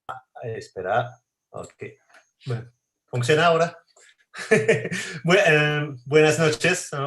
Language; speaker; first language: Spanish; non-native, fluent; French